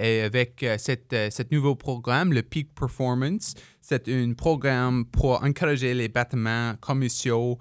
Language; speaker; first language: French; non-native, local second language; English